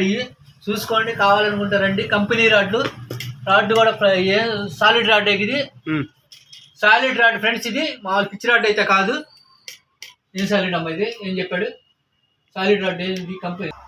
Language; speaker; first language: Telugu; native; Telugu